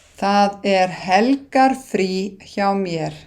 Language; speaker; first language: Icelandic; non-native, fluent; Thai